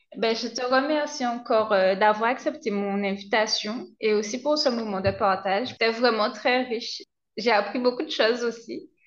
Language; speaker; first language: French; native; French